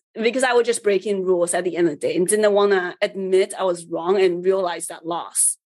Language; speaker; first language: English; early bilingual, other home language; Chinese